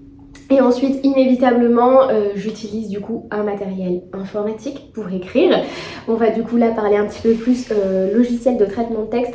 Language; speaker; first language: French; native; French